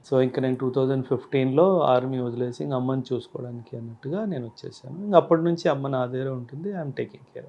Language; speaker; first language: Telugu; native; Telugu